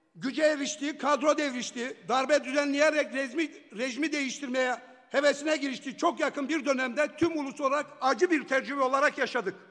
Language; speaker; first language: Turkish; native; Turkish